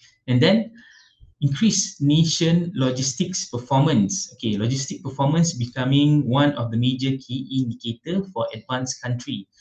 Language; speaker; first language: English; non-native, local second language; Malay